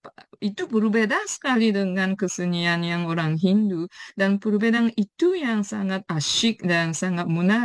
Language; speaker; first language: Indonesian; non-native, fluent; Japanese